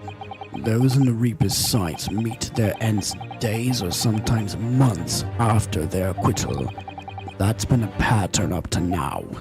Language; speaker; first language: English; native; English